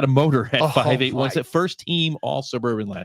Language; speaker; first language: English; native; English